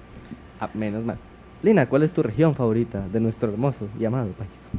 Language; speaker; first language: Spanish; native; Spanish